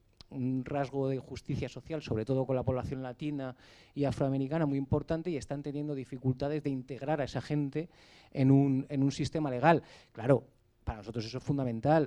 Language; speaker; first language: Spanish; native; Spanish